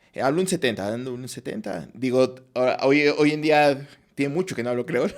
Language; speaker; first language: Spanish; non-native, fluent; French